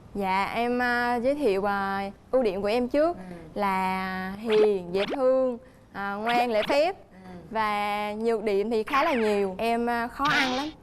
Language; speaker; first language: Vietnamese; native; Vietnamese